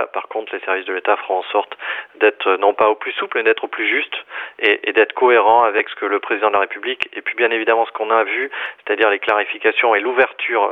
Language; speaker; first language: French; native; French